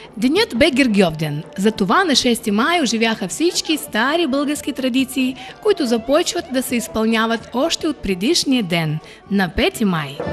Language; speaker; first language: Bulgarian; early bilingual, heritage; Bulgarian